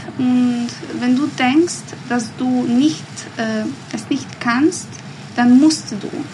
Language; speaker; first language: German; non-native, learner; Bosnian